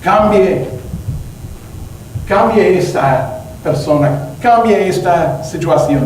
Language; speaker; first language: Spanish; non-native, learner; English